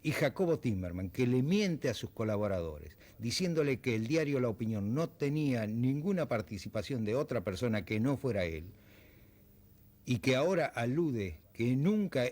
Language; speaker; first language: Spanish; native; Spanish